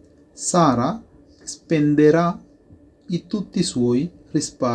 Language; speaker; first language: Italian; non-native, fluent; Sinhala